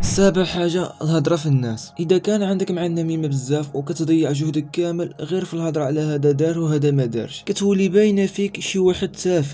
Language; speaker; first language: Arabic; native; Arabic